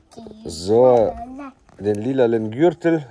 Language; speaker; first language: German; non-native, fluent; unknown